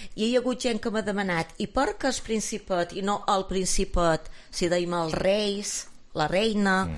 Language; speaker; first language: Catalan; native; Catalan